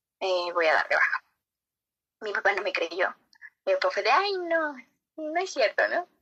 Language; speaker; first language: Spanish; native; Spanish